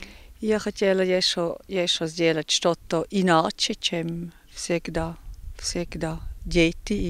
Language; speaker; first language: Ukrainian; non-native, learner; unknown